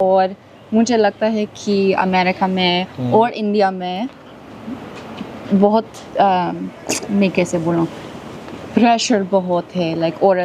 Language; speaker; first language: Hindi; non-native, learner; English